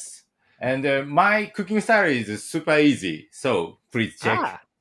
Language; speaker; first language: English; non-native, learner; Japanese